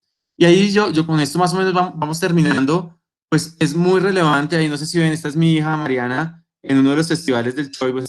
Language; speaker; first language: Spanish; native; Spanish